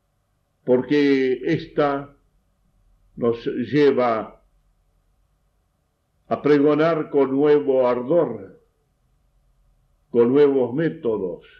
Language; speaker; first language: Spanish; native; Spanish